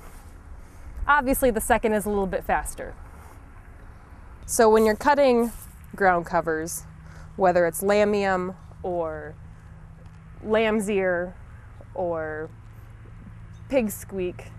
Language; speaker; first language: English; native; English